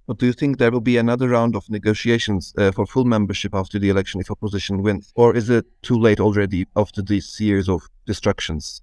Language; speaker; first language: English; non-native, fluent; Turkish